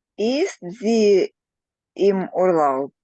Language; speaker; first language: German; non-native, learner; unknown